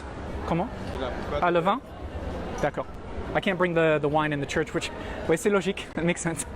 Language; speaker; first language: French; non-native, fluent; English